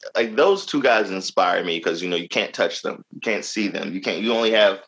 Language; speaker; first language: English; native; English